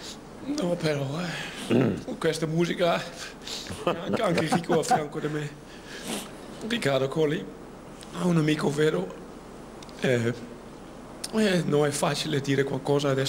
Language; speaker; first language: Italian; non-native, learner; Dutch